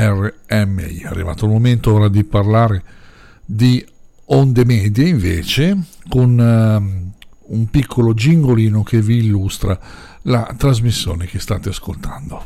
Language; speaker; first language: Italian; native; Italian